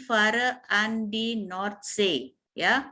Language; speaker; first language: German; non-native, fluent; Indonesian